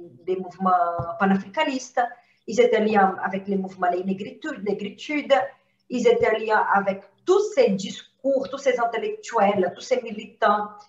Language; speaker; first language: French; non-native, fluent; Portuguese